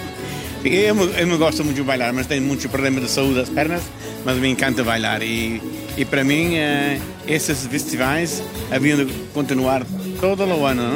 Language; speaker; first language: Spanish; non-native, learner; Portuguese